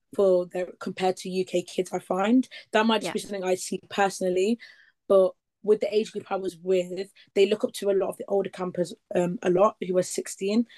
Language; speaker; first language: English; native; English